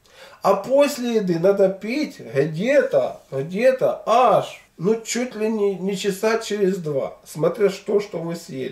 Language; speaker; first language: Russian; native; Russian